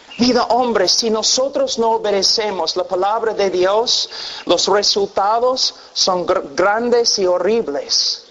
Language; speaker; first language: Spanish; non-native, fluent; English